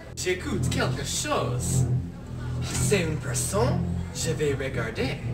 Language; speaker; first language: French; non-native, learner; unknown